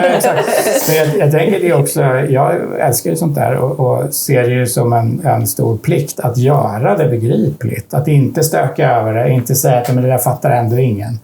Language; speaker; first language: Swedish; native; Swedish